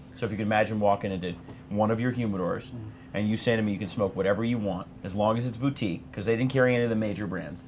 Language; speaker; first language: English; native; English